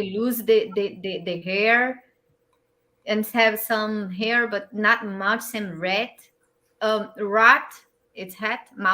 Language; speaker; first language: English; non-native, learner; Portuguese